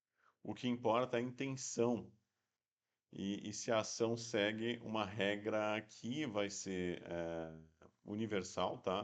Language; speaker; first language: Portuguese; native; Portuguese